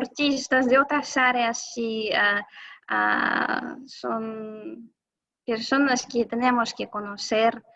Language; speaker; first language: Spanish; non-native, fluent; Russian